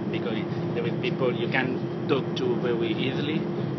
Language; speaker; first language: English; non-native, fluent; French